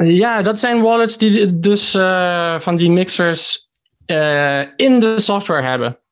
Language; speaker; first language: Dutch; early bilingual, heritage; Dutch